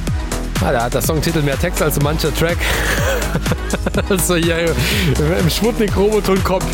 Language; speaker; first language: German; native; German